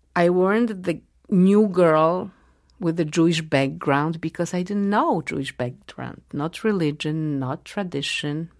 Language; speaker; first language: English; non-native, fluent; Polish